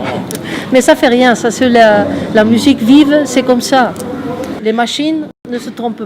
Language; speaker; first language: French; non-native, fluent; Spanish